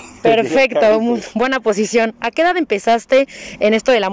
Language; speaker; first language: Spanish; native; Spanish